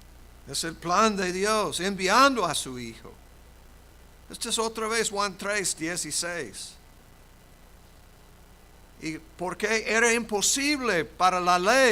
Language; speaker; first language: Spanish; non-native, fluent; English